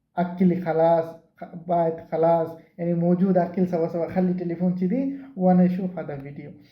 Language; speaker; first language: Arabic; non-native, learner; Bangla